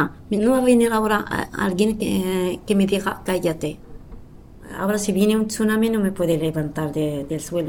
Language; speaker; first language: Spanish; non-native, fluent; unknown